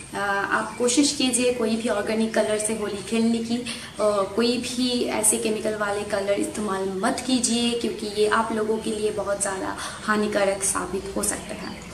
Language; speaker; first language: Hindi; non-native, local second language; Bangla